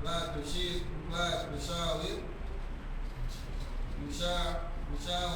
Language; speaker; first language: Arabic; non-native, learner; Indonesian